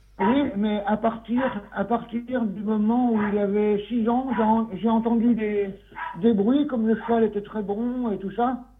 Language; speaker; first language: French; native; French